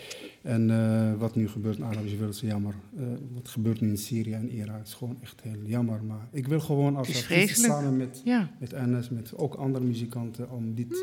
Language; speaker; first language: Dutch; non-native, fluent; Arabic